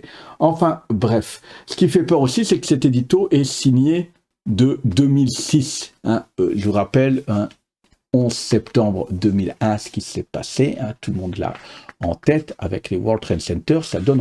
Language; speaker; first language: French; native; French